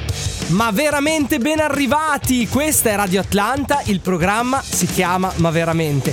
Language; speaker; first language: Italian; native; Italian